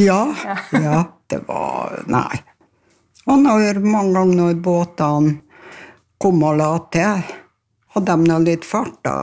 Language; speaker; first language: Norwegian; native; Norwegian